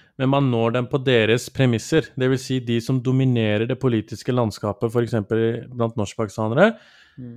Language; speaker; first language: Norwegian; early bilingual, other home language; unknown